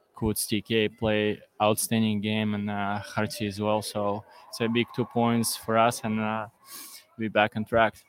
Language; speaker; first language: English; non-native, learner; Russian